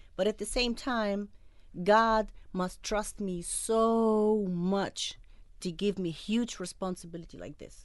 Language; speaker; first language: English; non-native, fluent; Arabic